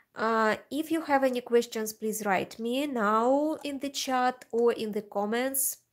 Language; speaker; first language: English; non-native, learner; Russian